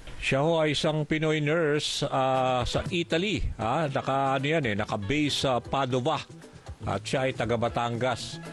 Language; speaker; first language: Filipino; native; Filipino